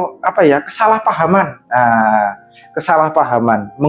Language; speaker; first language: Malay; non-native, local second language; Javanese